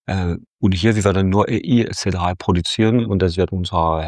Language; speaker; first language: German; non-native, fluent; French